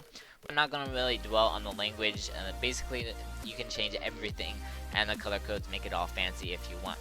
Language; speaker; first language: English; native; English